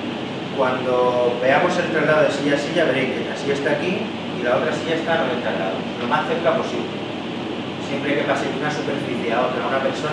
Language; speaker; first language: Spanish; native; Spanish